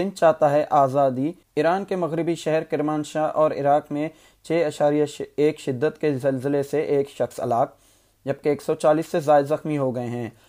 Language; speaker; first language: Urdu; non-native, local second language; Baluchi